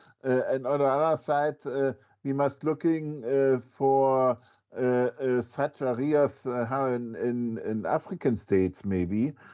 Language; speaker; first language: English; non-native, fluent; German